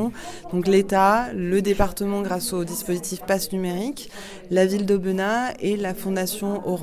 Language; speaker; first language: French; native; French